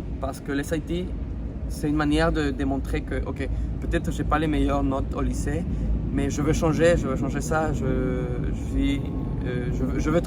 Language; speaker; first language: French; non-native, fluent; Spanish